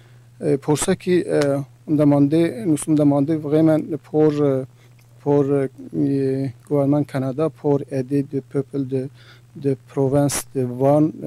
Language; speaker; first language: French; non-native, learner; Kurdish